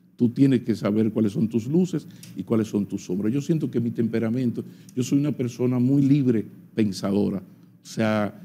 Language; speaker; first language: Spanish; native; Spanish